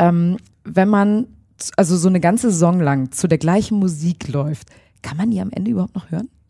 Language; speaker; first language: German; native; German